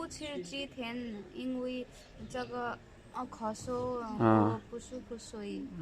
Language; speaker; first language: Chinese; non-native, learner; Nepali